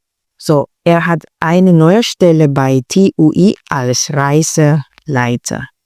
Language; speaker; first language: German; non-native, learner; Filipino